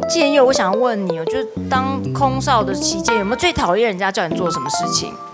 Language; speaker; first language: Chinese; native; Chinese